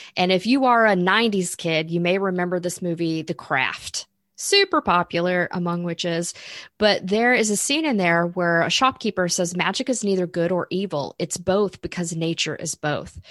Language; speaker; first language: English; native; English